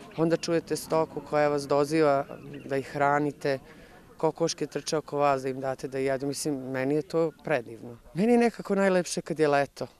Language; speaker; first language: Serbian; native; Serbian